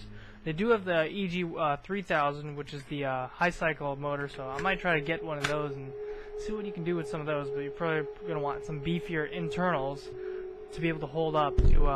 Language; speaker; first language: English; native; English